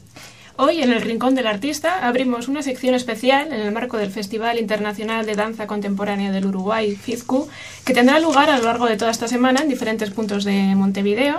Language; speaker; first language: Spanish; native; Spanish